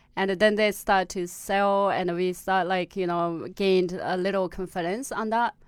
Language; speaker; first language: English; non-native, fluent; Tibetan